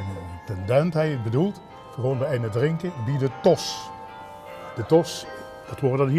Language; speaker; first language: Dutch; native; Dutch